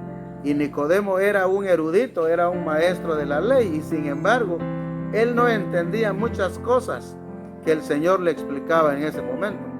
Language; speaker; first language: Spanish; native; Spanish